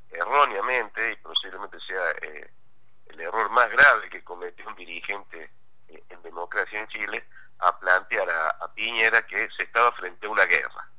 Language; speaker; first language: Spanish; native; Spanish